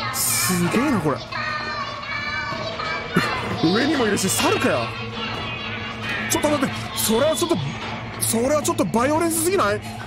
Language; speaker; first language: Japanese; native; Japanese